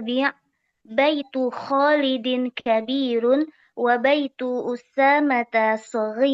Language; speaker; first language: Arabic; non-native, learner; Indonesian